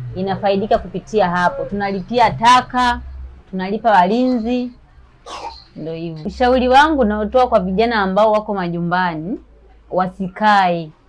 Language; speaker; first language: Swahili; native; Swahili